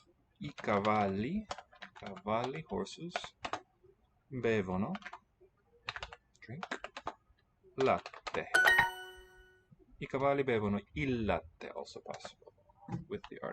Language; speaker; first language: Italian; non-native, learner; English